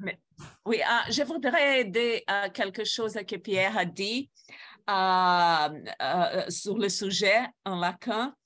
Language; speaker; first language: French; non-native, fluent; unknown